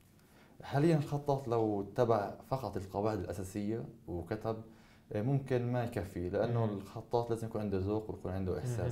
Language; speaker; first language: Arabic; native; Arabic